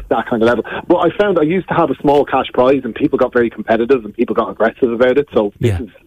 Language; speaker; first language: English; native; English